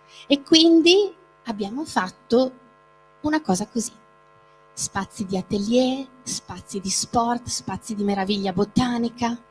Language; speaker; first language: Italian; native; Italian